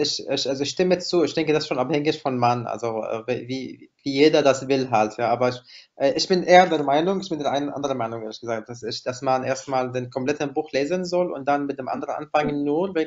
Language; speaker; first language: German; non-native, fluent; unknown